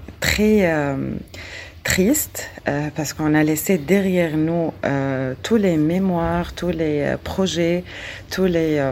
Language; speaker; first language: French; non-native, learner; Arabic